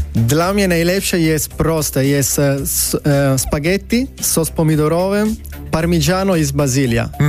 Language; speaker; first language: Polish; non-native, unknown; Italian